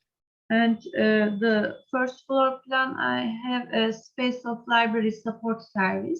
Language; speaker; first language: English; non-native, learner; Turkish